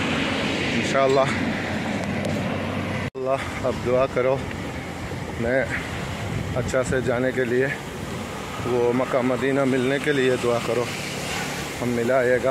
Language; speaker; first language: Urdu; non-native, learner; Malayalam